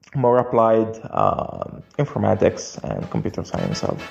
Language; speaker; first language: English; non-native, fluent; Italian